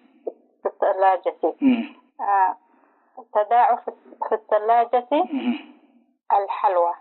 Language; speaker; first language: Arabic; non-native, learner; Tigrinya